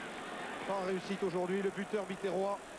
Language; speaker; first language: French; native; French